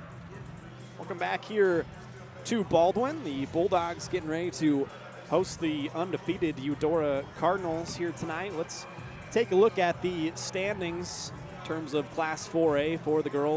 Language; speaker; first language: English; native; English